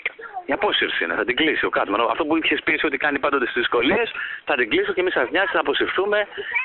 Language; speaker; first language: Greek; native; Greek